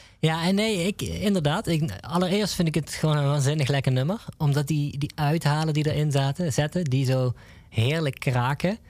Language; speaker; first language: Dutch; native; Dutch